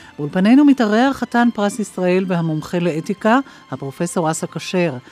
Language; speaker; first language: Hebrew; native; Hebrew